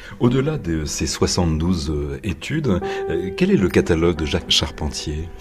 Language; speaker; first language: French; native; French